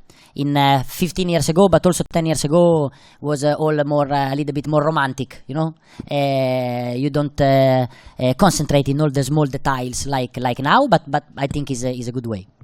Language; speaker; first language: English; non-native, fluent; Italian